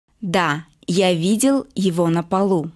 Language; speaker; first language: Russian; non-native, local second language; Uzbek